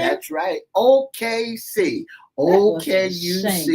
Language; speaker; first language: English; native; English